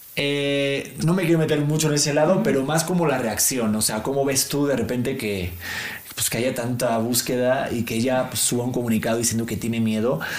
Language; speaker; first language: Spanish; native; Spanish